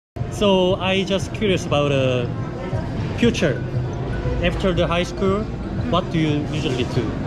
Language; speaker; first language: English; non-native, learner; Korean